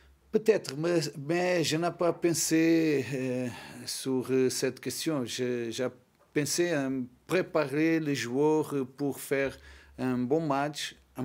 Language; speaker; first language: French; non-native, learner; Portuguese